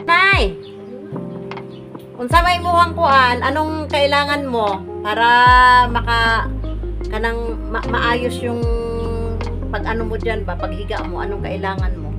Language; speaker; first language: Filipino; non-native, local second language; Cebuano